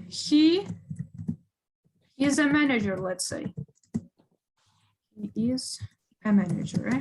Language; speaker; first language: English; non-native, fluent; Kyrgyz